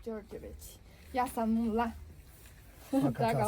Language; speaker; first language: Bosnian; non-native, learner; Chinese